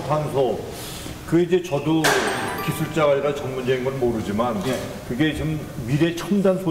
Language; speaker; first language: Korean; native; Korean